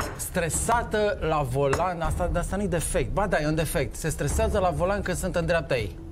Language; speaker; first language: Romanian; native; Romanian